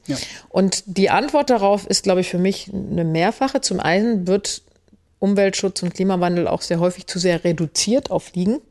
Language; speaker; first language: German; native; German